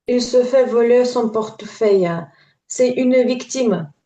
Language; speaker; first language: French; non-native, learner; Ukrainian